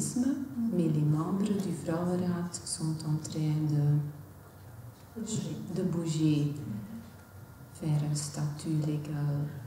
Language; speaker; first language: French; non-native, local second language; Dutch